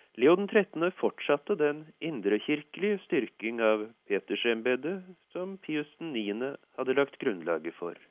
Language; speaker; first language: Norwegian; native; Norwegian